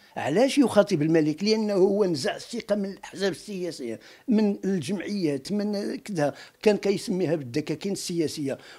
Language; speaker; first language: Arabic; non-native, local second language; Riffian